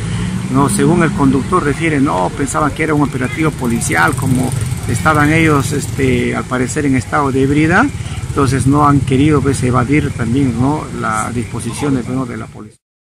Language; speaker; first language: Spanish; native; Spanish